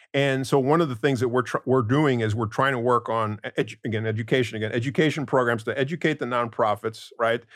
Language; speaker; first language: English; non-native, fluent; Spanish